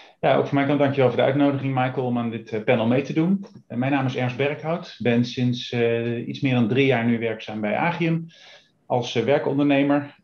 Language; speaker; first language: Dutch; native; Dutch